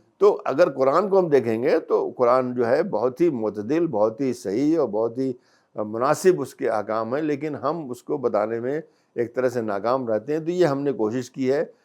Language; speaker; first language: Urdu; native; Urdu